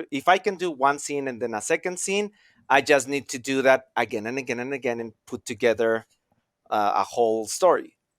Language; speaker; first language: English; non-native, fluent; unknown